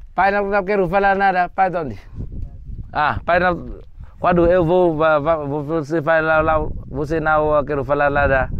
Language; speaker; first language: Portuguese; non-native, learner; Vietnamese